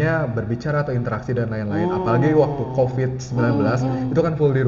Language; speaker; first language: Indonesian; native; Indonesian